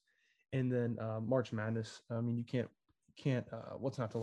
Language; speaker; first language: English; native; English